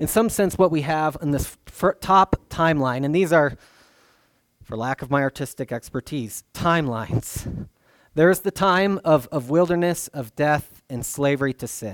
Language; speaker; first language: English; native; English